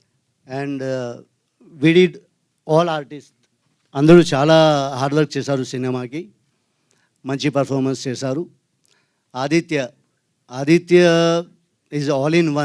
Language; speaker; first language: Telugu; non-native, learner; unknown